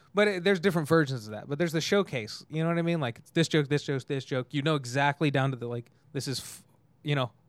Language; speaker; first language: English; native; English